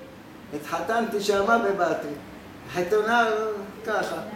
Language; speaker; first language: Hebrew; non-native, fluent; Arabic